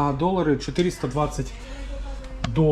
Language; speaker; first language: Russian; native; Russian